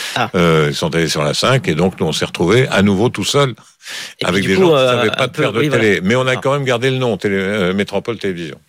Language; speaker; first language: French; native; French